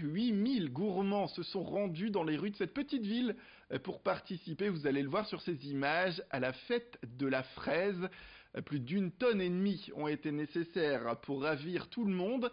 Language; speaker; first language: French; native; French